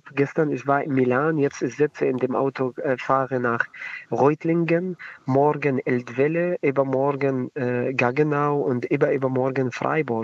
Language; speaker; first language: German; non-native, learner; Arabic